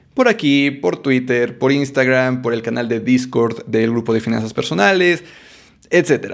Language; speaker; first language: Spanish; native; Spanish